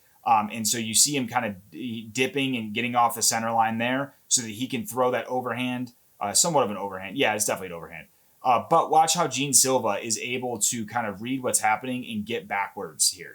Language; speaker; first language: English; native; English